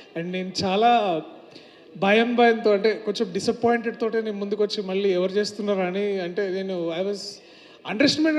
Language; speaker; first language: Telugu; native; Telugu